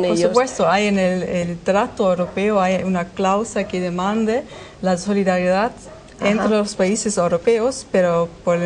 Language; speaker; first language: Spanish; non-native, fluent; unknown